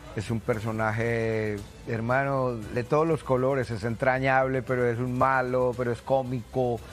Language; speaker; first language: Spanish; native; Spanish